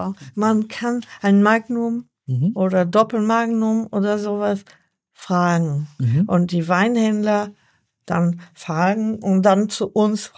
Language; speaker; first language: German; non-native, learner; French